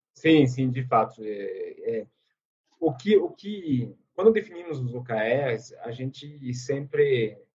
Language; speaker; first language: Portuguese; non-native, fluent; French